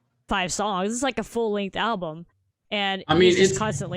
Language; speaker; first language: English; native; English